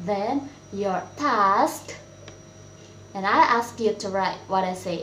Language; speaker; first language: English; non-native, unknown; Indonesian